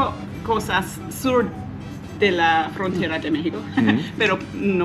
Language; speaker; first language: Spanish; non-native, learner; English